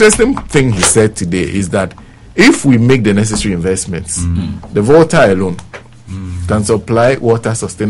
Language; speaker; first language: English; non-native, local second language; Ewe